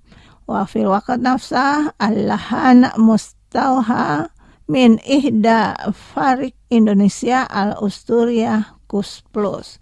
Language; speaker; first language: Arabic; non-native, fluent; Indonesian